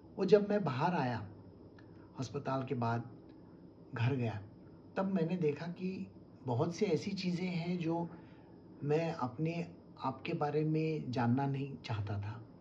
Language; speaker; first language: Hindi; non-native, local second language; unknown